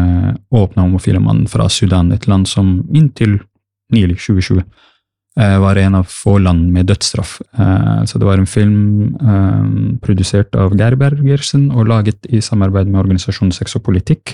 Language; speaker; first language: Norwegian; early bilingual, other home language; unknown